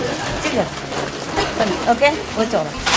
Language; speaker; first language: Chinese; non-native, fluent; Vietnamese